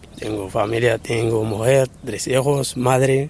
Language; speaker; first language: Spanish; non-native, learner; Arabic